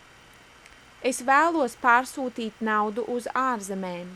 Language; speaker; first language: Latvian; native; Latvian